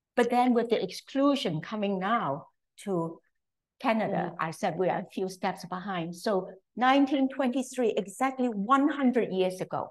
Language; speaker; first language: English; non-native, local second language; Cantonese